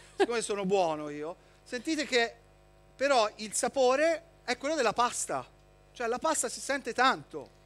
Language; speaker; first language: Italian; native; Italian